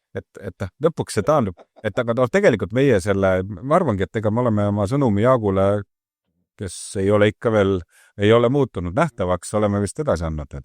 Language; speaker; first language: Estonian; native; Estonian